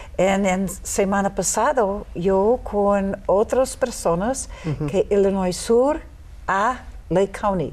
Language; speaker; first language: Spanish; non-native, learner; English